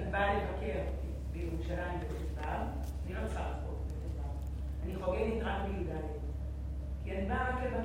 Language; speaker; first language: Hebrew; non-native, learner; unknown